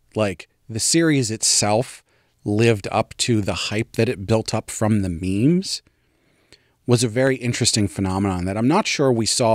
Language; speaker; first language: English; native; English